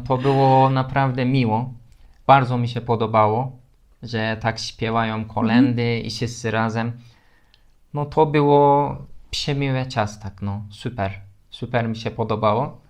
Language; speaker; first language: Polish; non-native, learner; Turkish